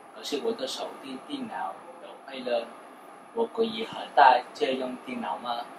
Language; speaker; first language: Chinese; non-native, learner; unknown